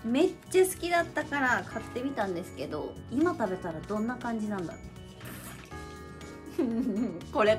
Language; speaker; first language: Japanese; native; Japanese